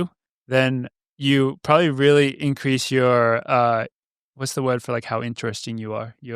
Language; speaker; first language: English; native; English